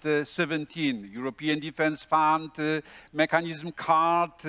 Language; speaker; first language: English; non-native, fluent; Polish